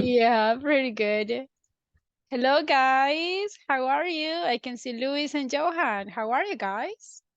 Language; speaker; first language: English; non-native, fluent; Spanish